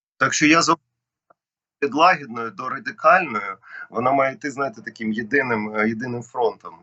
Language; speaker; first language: Ukrainian; non-native, local second language; Russian